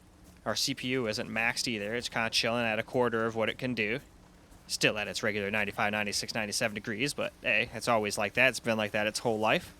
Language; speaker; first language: English; native; English